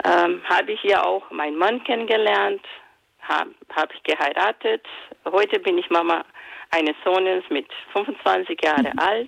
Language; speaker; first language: German; non-native, fluent; Portuguese